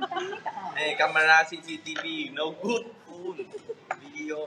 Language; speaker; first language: English; non-native, learner; Vietnamese